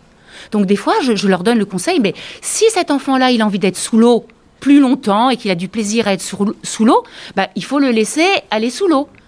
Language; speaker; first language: French; native; French